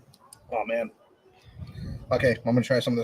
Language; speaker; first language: English; native; English